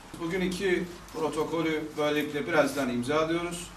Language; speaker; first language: Turkish; native; Turkish